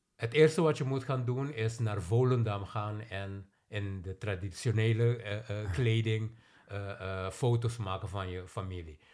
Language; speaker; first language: Dutch; non-native, local second language; Papiamento